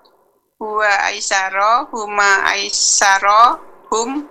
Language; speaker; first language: Arabic; non-native, learner; Indonesian